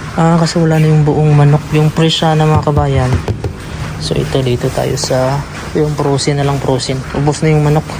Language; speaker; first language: Filipino; native; Filipino